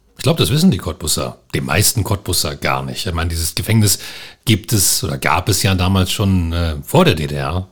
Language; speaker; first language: German; native; German